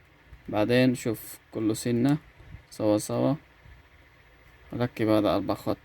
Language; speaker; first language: Arabic; non-native, learner; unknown